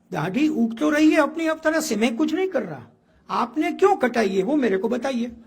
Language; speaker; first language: Hindi; non-native, local second language; Gujarati